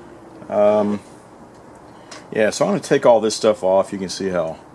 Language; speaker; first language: English; native; English